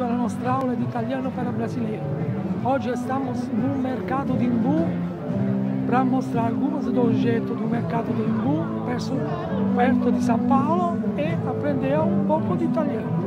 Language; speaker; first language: Portuguese; non-native, learner; Italian